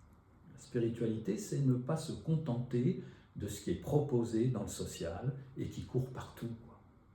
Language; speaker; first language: French; native; French